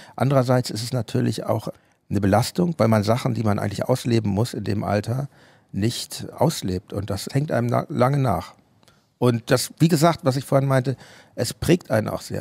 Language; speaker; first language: German; native; German